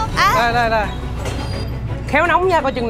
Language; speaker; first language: Vietnamese; native; Vietnamese